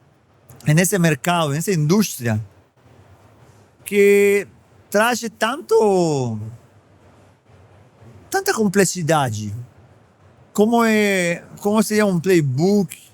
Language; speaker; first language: Portuguese; non-native, fluent; Spanish